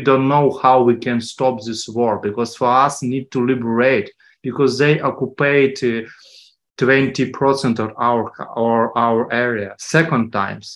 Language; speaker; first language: English; non-native, learner; Ukrainian